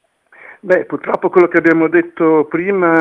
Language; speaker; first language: Italian; native; Italian